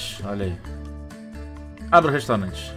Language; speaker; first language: Portuguese; native; Portuguese